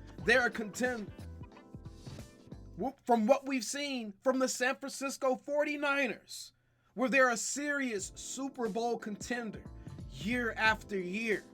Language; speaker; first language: English; native; English